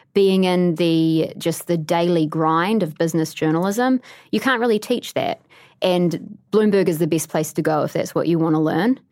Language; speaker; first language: English; native; English